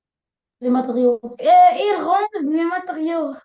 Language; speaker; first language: French; non-native, learner; Arabic